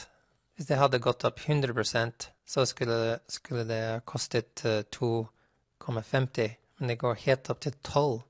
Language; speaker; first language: Norwegian; non-native, fluent; English